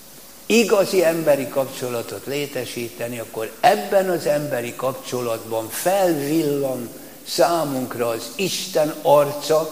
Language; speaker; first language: Hungarian; native; Hungarian